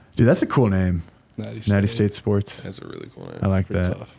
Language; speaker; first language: English; native; English